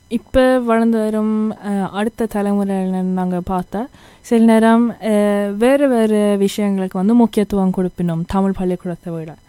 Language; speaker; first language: Tamil; early bilingual, heritage; Tamil